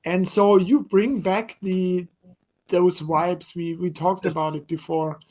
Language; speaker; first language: English; non-native, fluent; German